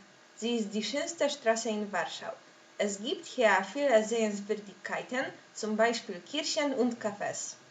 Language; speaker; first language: German; non-native, learner; Polish